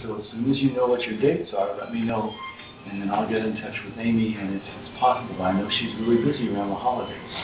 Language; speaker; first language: English; native; English